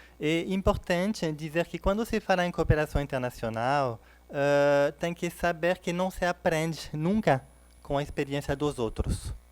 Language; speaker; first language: Portuguese; non-native, fluent; French